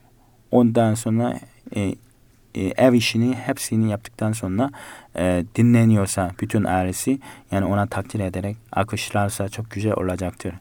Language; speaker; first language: Turkish; non-native, fluent; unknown